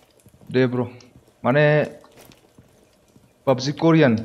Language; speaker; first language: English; non-native, learner; Bodo